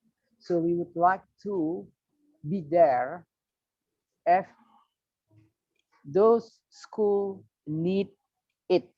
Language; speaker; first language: English; non-native, fluent; Indonesian